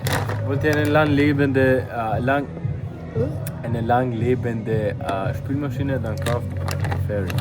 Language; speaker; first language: German; early bilingual, other home language; Bosnian